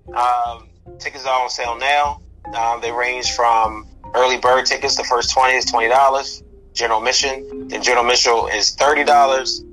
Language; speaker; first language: English; native; English